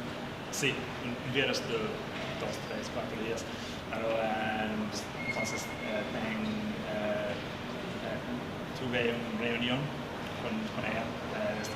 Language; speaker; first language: Spanish; non-native, learner; English